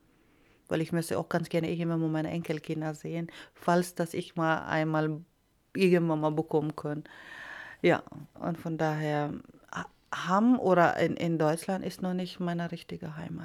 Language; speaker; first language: German; non-native, fluent; Iloko